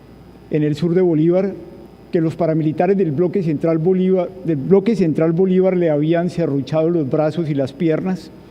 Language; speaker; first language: Spanish; native; Spanish